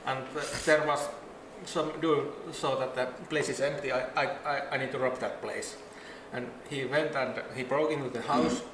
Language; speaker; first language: English; non-native, fluent; Finnish